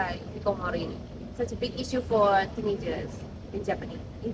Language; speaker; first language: English; non-native, learner; Indonesian